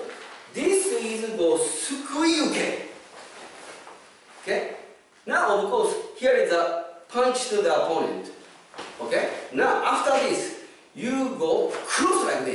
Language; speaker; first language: English; non-native, fluent; Japanese